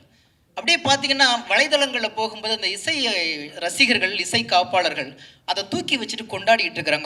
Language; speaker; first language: Tamil; native; Tamil